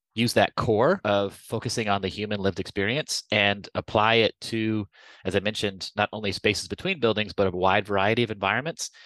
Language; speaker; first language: English; native; English